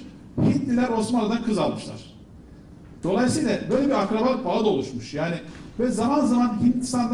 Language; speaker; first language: Turkish; native; Turkish